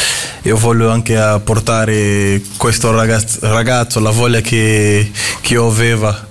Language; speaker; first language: Italian; non-native, fluent; Portuguese